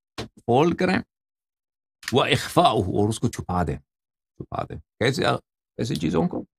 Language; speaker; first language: Urdu; non-native, fluent; Persian